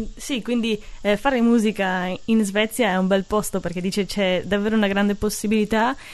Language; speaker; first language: Italian; native; Italian